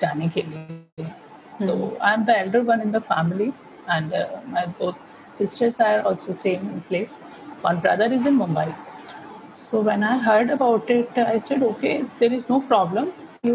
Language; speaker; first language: English; non-native, local second language; Hindi